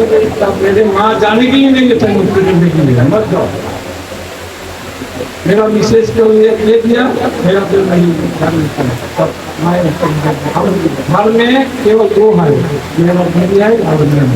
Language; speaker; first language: Hindi; non-native, local second language; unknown